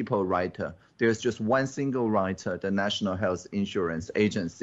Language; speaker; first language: English; non-native, fluent; Chinese